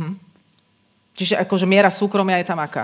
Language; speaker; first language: Slovak; native; Slovak